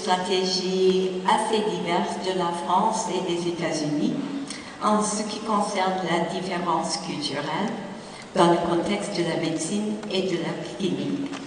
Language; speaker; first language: French; non-native, fluent; English